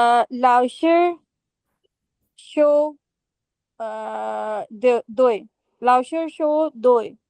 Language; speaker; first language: Chinese; non-native, learner; Hindi